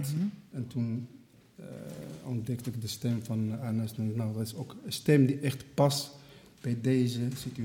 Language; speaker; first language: Dutch; non-native, local second language; Arabic